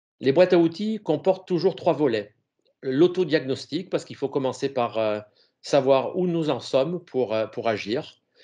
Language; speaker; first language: French; native; French